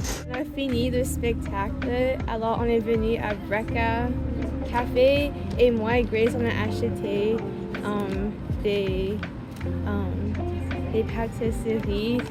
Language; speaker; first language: French; non-native, learner; English